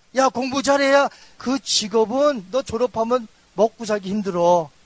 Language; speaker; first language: Korean; native; Korean